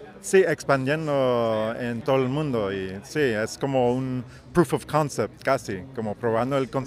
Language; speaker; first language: Spanish; non-native, learner; English